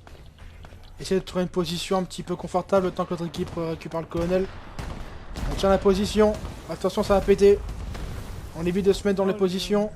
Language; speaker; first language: French; native; French